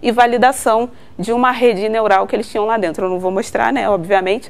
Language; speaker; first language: Portuguese; native; Portuguese